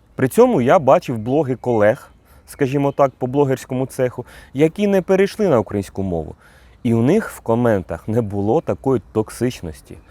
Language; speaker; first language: Ukrainian; native; Ukrainian